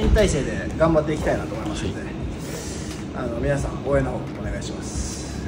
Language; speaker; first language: Japanese; native; Japanese